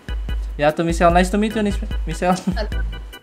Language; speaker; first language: English; non-native, learner; Indonesian